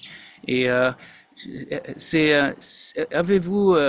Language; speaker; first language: French; non-native, fluent; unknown